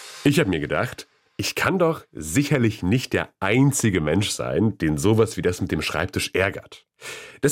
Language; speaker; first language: German; native; German